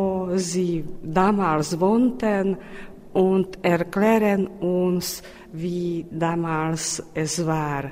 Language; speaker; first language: German; non-native, learner; Czech